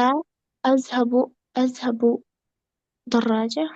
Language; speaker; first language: Arabic; non-native, learner; Urdu